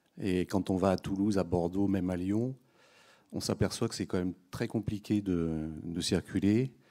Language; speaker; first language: French; native; French